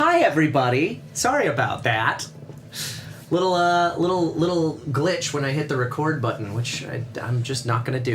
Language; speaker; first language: English; native; English